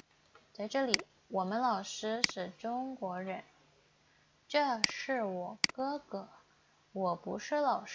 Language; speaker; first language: Chinese; non-native, fluent; Indonesian